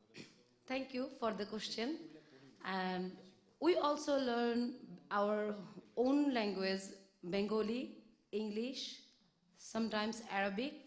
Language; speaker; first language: English; non-native, local second language; Bangla